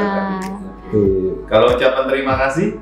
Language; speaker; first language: Indonesian; native; Indonesian